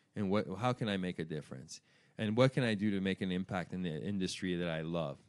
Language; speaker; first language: English; early bilingual, other home language; Persian